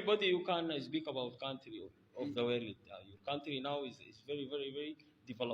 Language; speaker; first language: English; non-native, learner; Arabic